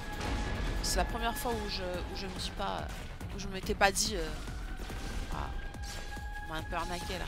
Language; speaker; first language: French; native; French